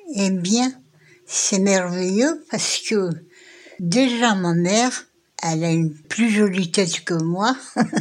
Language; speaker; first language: French; non-native, local second language; Malagasy